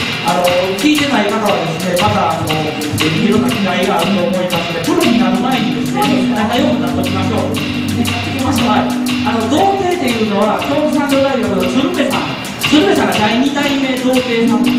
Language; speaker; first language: Japanese; native; Japanese